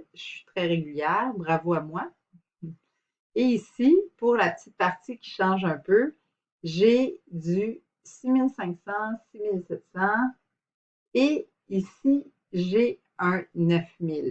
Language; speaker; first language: French; native; French